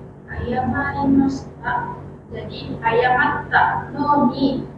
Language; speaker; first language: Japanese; non-native, learner; Indonesian